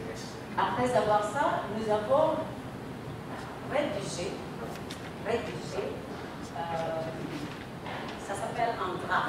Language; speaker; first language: French; non-native, fluent; Indonesian